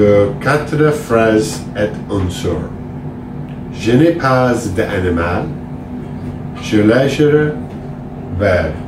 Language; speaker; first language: French; non-native, learner; English